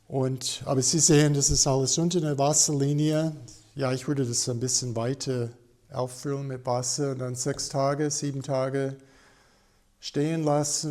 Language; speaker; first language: German; non-native, fluent; English